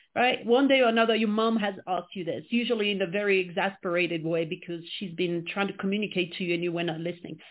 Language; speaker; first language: English; non-native, fluent; French